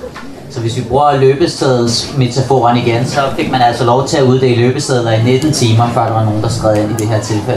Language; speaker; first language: Danish; native; Danish